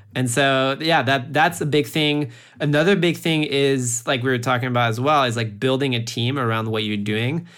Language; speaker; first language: English; early bilingual, heritage; French